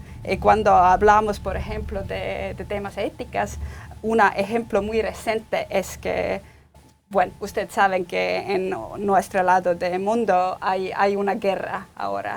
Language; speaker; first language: Spanish; non-native, fluent; Estonian